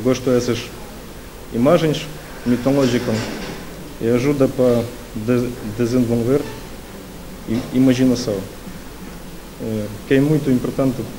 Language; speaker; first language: Portuguese; non-native, learner; Ukrainian